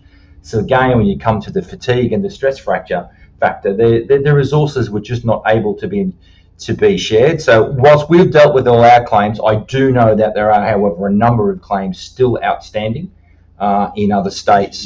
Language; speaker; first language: English; native; English